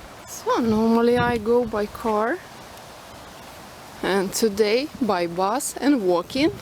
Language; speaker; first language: English; non-native, local second language; Russian